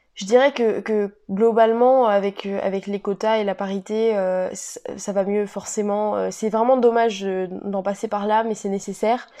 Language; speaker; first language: French; native; French